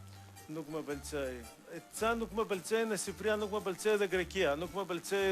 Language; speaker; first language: Albanian; non-native, learner; Greek